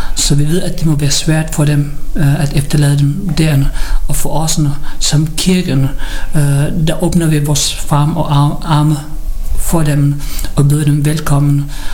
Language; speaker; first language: Danish; early bilingual, other home language; Filipino